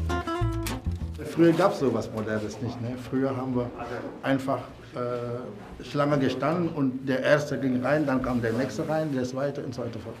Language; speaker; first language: German; non-native, fluent; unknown